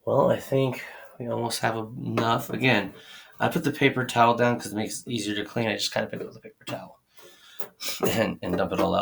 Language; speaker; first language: English; native; English